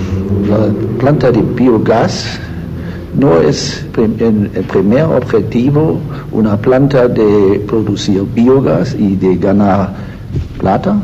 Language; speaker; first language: Spanish; non-native, learner; German